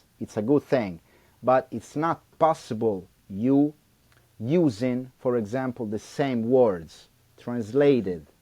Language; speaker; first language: English; non-native, learner; Italian